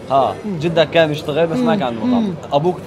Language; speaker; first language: Arabic; native; Arabic